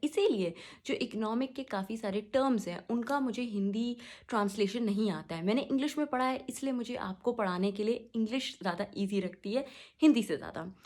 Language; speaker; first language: Hindi; native; Hindi